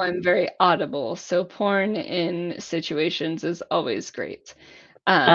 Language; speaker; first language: English; native; English